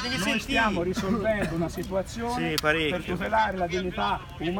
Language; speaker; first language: Italian; native; Italian